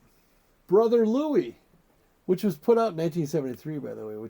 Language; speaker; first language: English; native; English